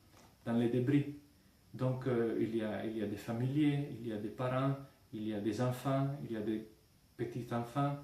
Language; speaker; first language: French; non-native, fluent; Italian